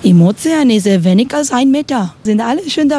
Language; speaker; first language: German; non-native, learner; Spanish